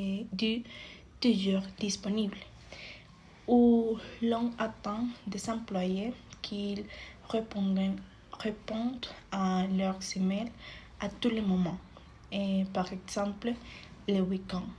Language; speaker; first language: French; non-native, fluent; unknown